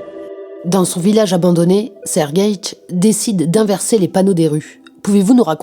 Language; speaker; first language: French; native; French